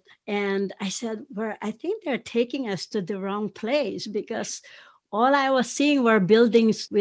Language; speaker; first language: English; non-native, local second language; Pampanga